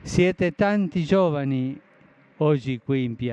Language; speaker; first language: Italian; non-native, fluent; Spanish